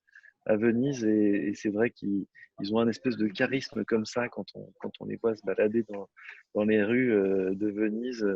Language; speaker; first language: French; native; French